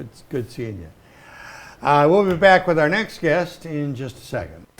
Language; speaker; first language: English; native; English